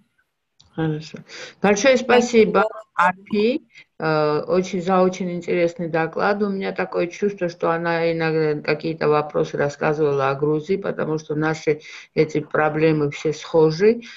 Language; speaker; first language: Russian; non-native, local second language; Georgian